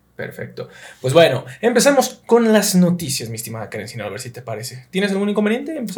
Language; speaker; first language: Spanish; native; Spanish